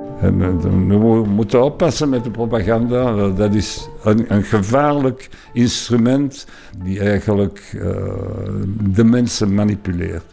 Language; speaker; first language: Dutch; non-native, local second language; French